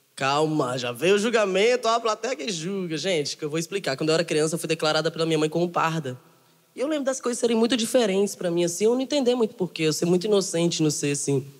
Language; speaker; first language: Portuguese; native; Portuguese